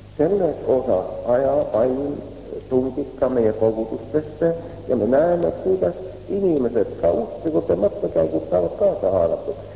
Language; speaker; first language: Estonian; native; Estonian